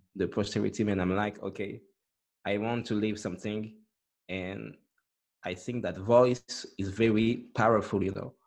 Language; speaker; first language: English; non-native, fluent; French